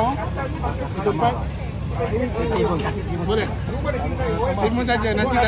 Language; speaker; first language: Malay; non-native, local second language; Chinese